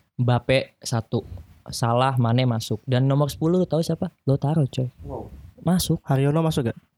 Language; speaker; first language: Indonesian; native; Indonesian